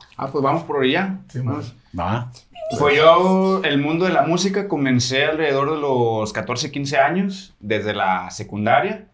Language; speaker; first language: Spanish; native; Spanish